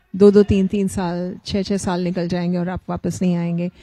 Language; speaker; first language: Hindi; native; Hindi